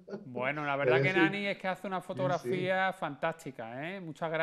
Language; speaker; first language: Spanish; native; Spanish